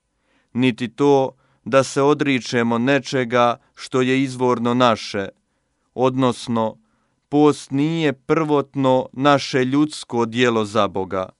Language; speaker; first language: Croatian; native; Croatian